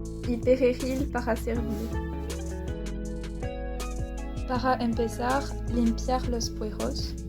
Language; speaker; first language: Spanish; non-native, learner; French